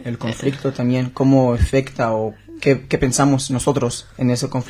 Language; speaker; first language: Spanish; non-native, learner; Hebrew